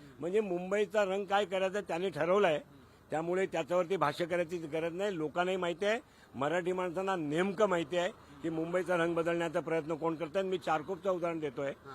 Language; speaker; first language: Marathi; non-native, local second language; Gujarati